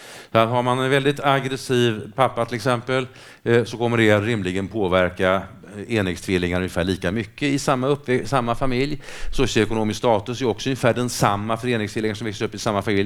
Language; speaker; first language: Swedish; native; Swedish